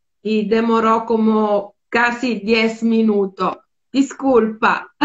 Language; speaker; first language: Spanish; non-native, fluent; Italian